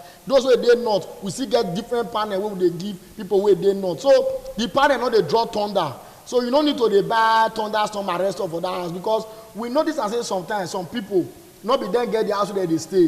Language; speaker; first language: English; non-native, local second language; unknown